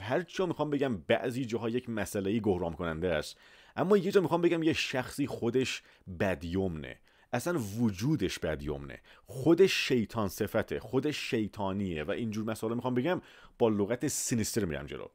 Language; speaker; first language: Persian; native; Persian